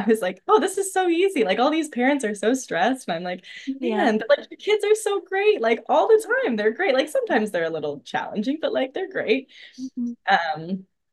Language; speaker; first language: English; native; English